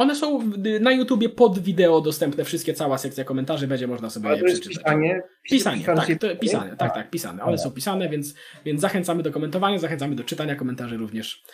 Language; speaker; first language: Polish; native; Polish